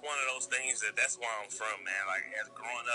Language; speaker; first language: English; native; English